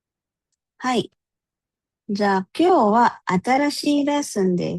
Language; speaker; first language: Japanese; non-native, fluent; Filipino